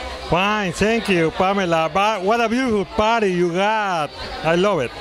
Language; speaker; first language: English; non-native, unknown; Spanish